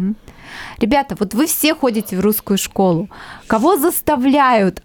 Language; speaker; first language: Russian; native; Russian